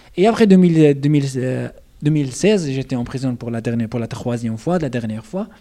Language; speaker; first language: French; non-native, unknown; Arabic